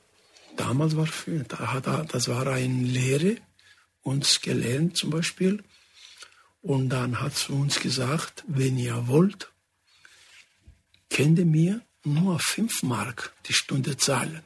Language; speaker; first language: German; non-native, fluent; Greek